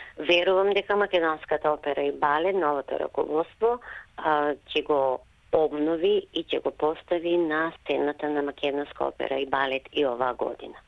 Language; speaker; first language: Macedonian; native; Macedonian